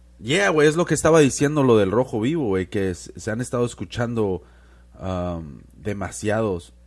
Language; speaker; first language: Spanish; early bilingual, heritage; Spanish